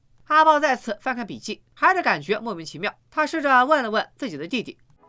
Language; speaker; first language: Chinese; native; Chinese